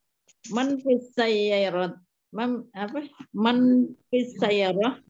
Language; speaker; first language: Arabic; non-native, learner; Indonesian